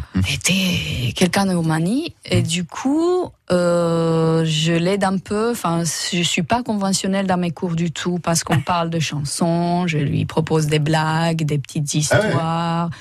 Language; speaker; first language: French; non-native, fluent; Romanian